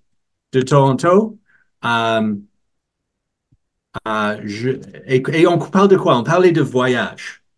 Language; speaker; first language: French; non-native, learner; English